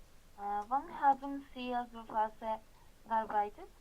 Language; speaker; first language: German; non-native, learner; Spanish